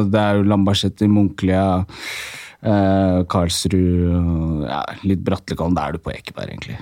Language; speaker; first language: Norwegian; early bilingual, other home language; Amharic